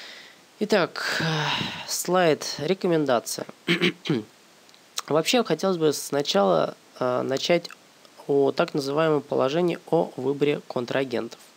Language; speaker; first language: Russian; native; Russian